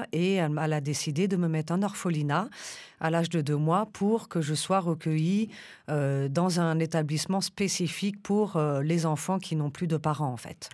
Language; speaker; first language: French; early bilingual, other home language; Romanian